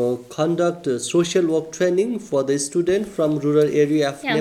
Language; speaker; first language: English; non-native, fluent; Nepali